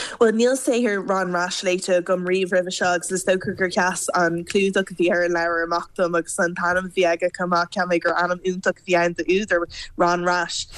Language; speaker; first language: Irish; non-native, local second language; English